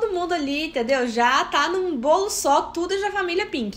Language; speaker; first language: Portuguese; native; Portuguese